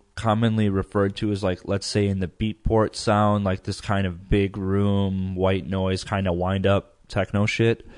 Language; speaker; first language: English; native; English